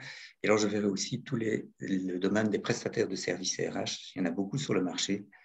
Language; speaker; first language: French; native; French